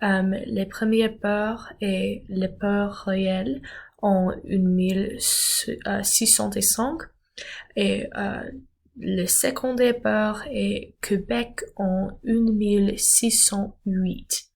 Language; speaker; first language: French; non-native, learner; English